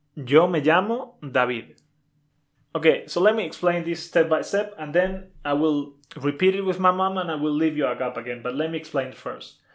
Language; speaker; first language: English; non-native, fluent; Spanish